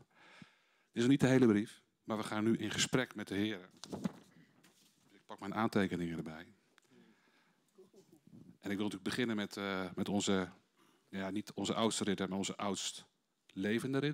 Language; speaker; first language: Dutch; native; Dutch